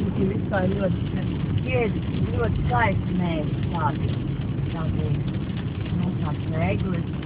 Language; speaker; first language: Latvian; non-native, learner; Dutch